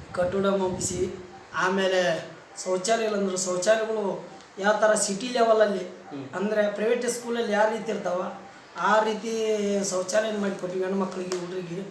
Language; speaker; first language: Kannada; native; Kannada